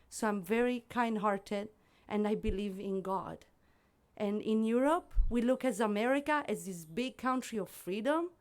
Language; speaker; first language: English; non-native, fluent; Italian